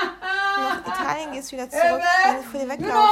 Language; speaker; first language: German; native; German